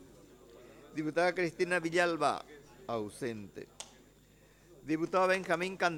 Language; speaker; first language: Spanish; native; Spanish